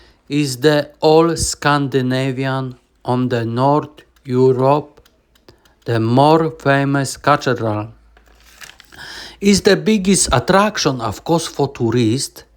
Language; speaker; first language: English; non-native, learner; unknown